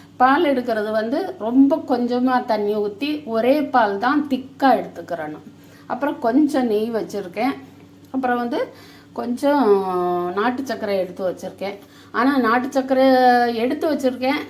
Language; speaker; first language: Tamil; native; Tamil